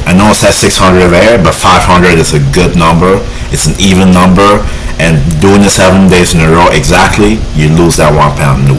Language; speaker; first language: English; native; English